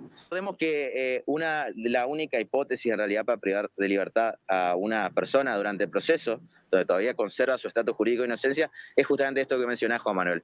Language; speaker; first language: Spanish; native; Spanish